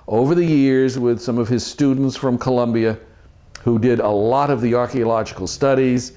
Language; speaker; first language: English; native; English